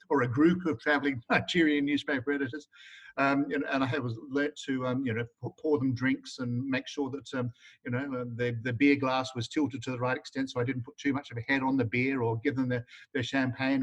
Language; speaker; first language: English; native; English